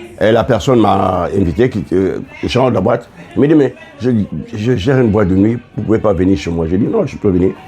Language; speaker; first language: French; non-native, local second language; Lingala